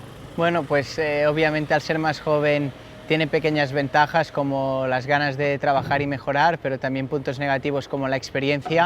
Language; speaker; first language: Spanish; native; Spanish